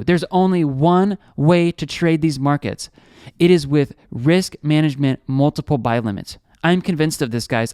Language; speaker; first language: English; native; English